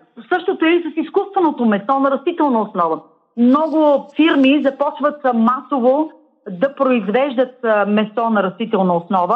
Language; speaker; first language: Bulgarian; native; Bulgarian